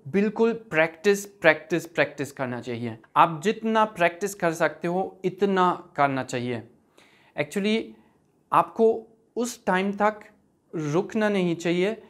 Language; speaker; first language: Hindi; non-native, fluent; German